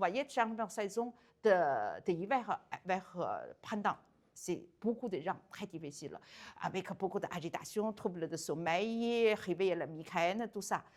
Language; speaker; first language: French; non-native, learner; Chinese